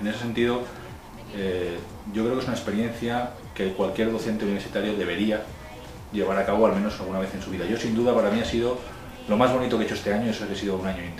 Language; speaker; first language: Spanish; native; Spanish